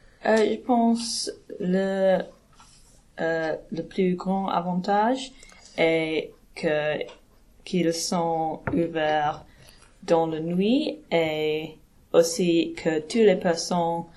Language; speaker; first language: French; non-native, learner; English